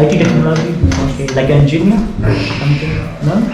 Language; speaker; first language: English; non-native, local second language; Hindi